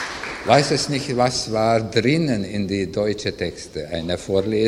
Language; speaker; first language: German; non-native, learner; Hungarian